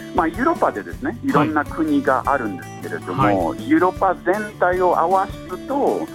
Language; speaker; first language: Japanese; non-native, fluent; English